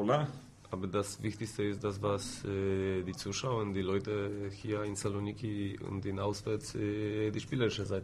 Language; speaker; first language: German; non-native, fluent; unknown